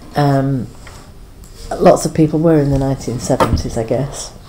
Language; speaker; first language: English; native; English